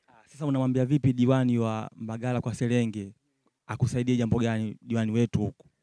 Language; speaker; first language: Swahili; native; Swahili